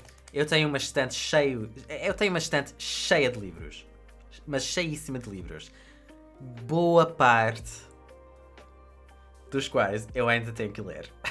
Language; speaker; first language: Portuguese; non-native, fluent; English